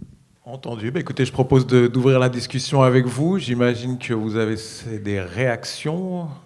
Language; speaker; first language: French; native; French